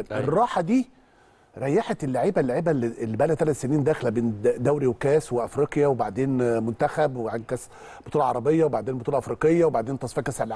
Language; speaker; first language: Arabic; native; Arabic